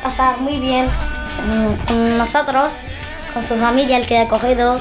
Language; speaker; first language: Spanish; non-native, learner; Arabic